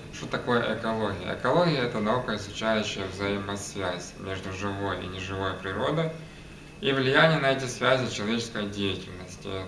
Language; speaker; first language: Russian; native; Russian